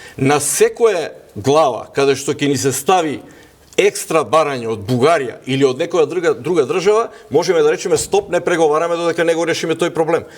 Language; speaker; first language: Macedonian; native; Macedonian